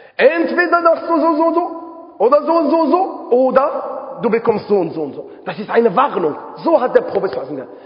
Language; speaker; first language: German; non-native, fluent; Arabic